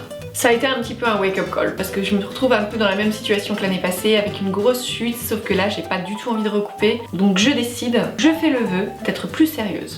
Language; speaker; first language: French; native; French